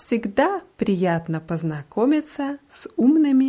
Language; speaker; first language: Russian; non-native, learner; German